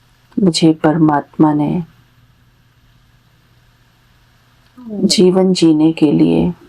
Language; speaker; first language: Hindi; native; Hindi